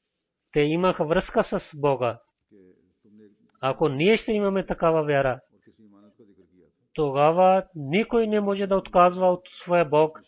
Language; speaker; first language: Bulgarian; non-native, fluent; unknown